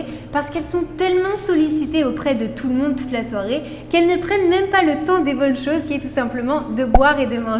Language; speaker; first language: French; native; French